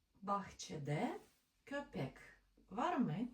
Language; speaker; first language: Turkish; non-native, learner; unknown